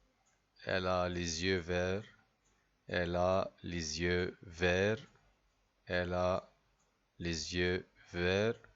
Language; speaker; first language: French; non-native, fluent; Arabic